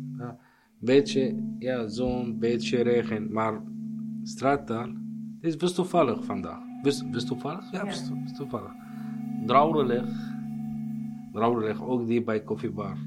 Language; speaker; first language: Dutch; non-native, learner; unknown